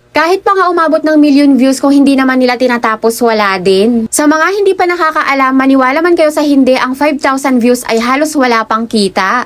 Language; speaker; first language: Filipino; non-native, local second language; Iloko